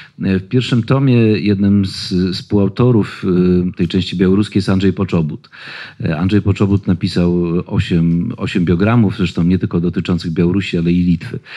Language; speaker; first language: Polish; native; Polish